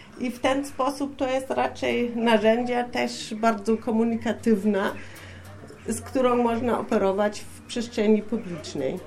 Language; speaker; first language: Polish; non-native, fluent; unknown